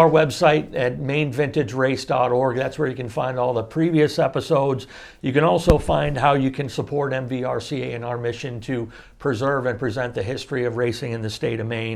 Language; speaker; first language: English; native; English